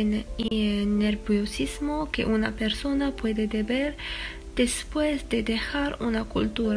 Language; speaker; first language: Spanish; non-native, fluent; Arabic